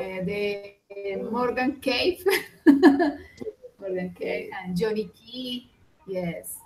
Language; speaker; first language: English; non-native, learner; Spanish